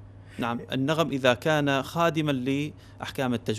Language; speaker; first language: Arabic; native; Arabic